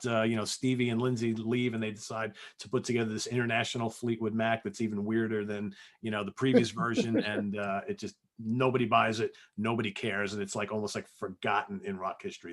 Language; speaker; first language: English; native; English